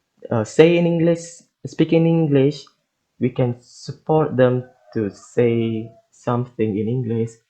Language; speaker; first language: English; non-native, learner; Indonesian